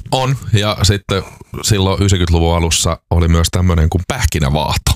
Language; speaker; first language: Finnish; native; Finnish